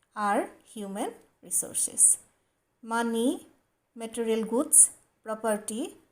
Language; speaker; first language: English; non-native, local second language; Assamese